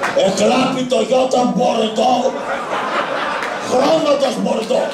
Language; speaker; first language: Greek; native; Greek